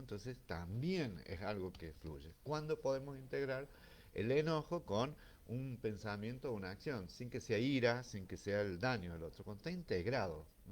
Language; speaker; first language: Spanish; native; Spanish